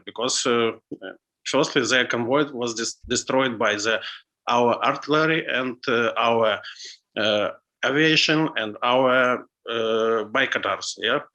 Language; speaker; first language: English; non-native, learner; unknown